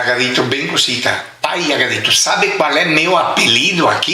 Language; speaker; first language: Portuguese; non-native, local second language; Venetian